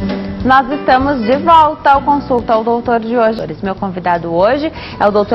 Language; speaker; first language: Portuguese; native; Portuguese